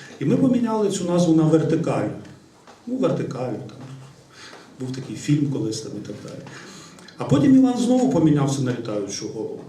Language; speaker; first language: Ukrainian; native; Ukrainian